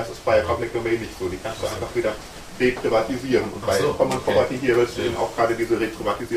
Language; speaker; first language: German; native; German